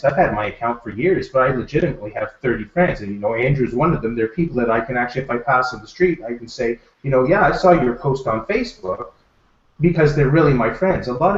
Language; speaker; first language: English; native; English